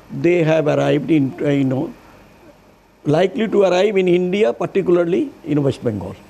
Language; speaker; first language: English; non-native, local second language; Bangla